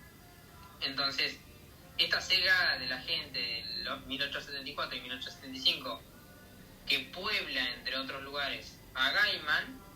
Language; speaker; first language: Spanish; native; Spanish